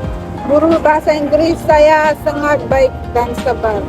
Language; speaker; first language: Indonesian; non-native, learner; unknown